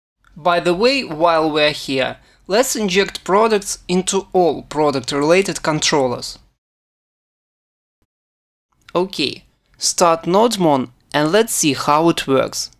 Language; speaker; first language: English; non-native, fluent; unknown